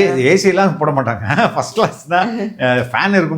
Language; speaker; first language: Tamil; native; Tamil